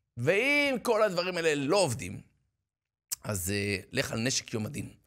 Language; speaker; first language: Hebrew; native; Hebrew